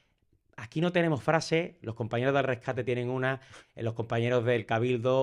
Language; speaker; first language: Spanish; native; Spanish